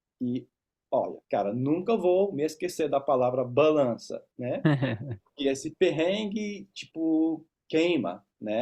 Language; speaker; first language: Portuguese; non-native, fluent; English